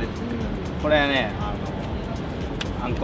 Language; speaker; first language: Vietnamese; non-native, learner; Japanese